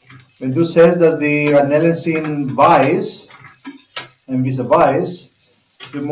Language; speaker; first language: German; non-native, learner; Spanish